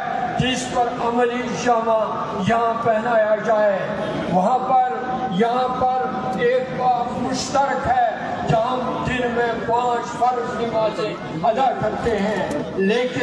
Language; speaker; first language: Urdu; non-native, local second language; Kashmiri